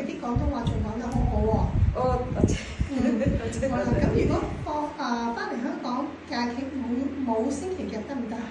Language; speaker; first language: Cantonese; native; Cantonese